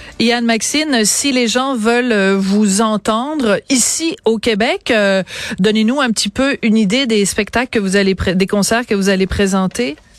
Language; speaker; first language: French; native; French